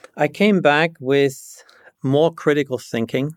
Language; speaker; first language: English; non-native, fluent; German